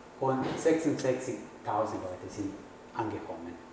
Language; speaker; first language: German; non-native, fluent; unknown